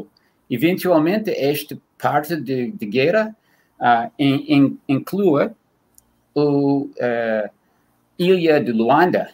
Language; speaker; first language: Portuguese; non-native, fluent; English